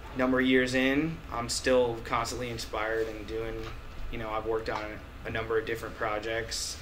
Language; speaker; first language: English; native; English